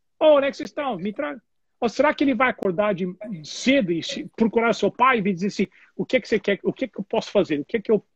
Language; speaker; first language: Portuguese; non-native, fluent; English